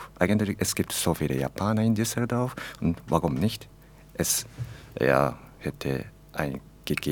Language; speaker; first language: German; non-native, learner; Japanese